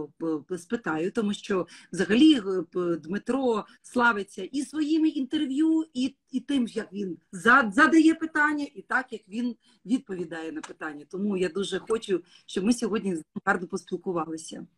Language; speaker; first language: Ukrainian; native; Ukrainian